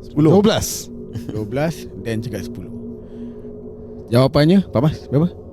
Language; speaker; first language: Malay; native; Malay